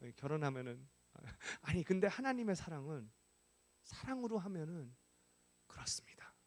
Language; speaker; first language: Korean; non-native, fluent; English